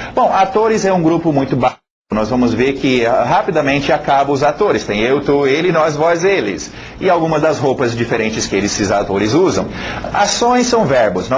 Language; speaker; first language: Portuguese; non-native, fluent; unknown